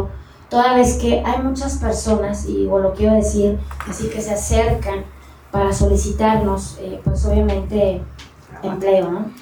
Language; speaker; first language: Spanish; native; Spanish